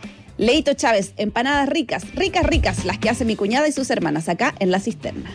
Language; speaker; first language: Spanish; native; Spanish